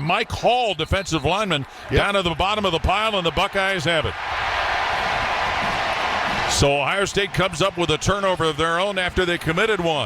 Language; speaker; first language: English; native; English